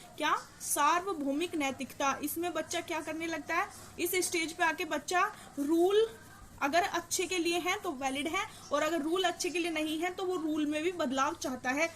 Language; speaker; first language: Hindi; native; Hindi